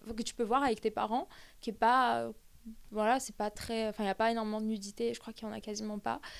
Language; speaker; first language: French; early bilingual, other home language; Armenian